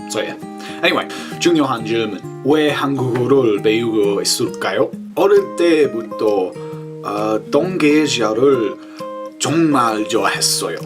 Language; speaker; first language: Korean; non-native, learner; English